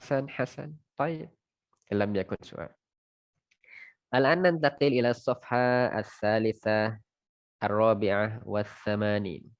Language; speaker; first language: Arabic; non-native, fluent; Indonesian